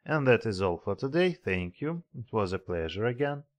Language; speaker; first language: English; non-native, fluent; Russian